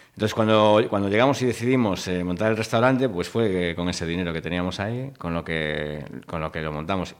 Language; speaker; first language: Spanish; native; Spanish